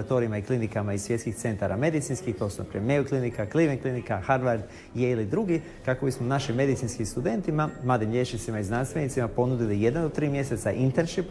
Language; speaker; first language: Croatian; native; Croatian